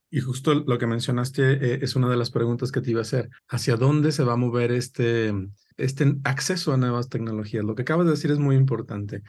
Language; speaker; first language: Spanish; native; Spanish